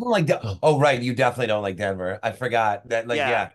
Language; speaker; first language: English; native; English